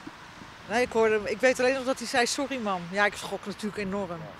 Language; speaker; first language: Dutch; native; Dutch